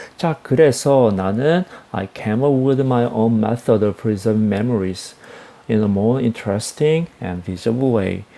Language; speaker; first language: English; non-native, fluent; Korean